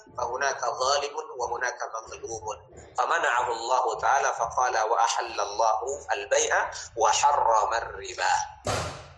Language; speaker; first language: Arabic; non-native, fluent; Indonesian